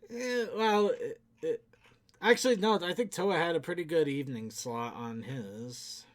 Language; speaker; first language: English; native; English